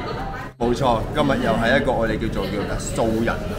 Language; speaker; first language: Cantonese; native; Cantonese